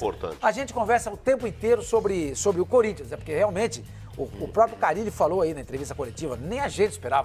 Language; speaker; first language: Portuguese; native; Portuguese